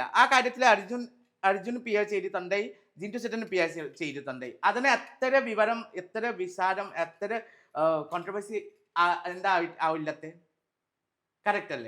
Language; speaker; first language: Malayalam; non-native, fluent; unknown